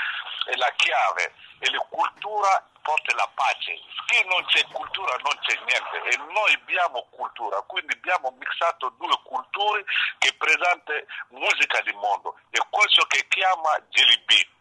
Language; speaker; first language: Italian; non-native, learner; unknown